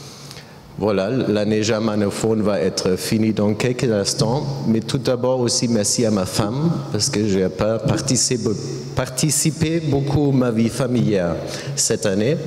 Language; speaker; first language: French; non-native, learner; German